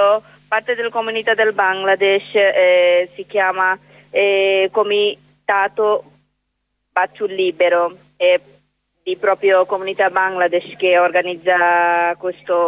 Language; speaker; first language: Italian; non-native, learner; Bangla